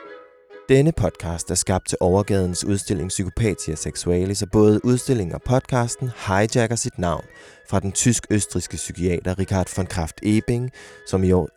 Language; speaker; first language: Danish; native; Danish